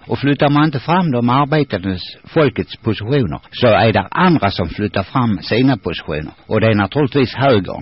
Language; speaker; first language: Swedish; native; Swedish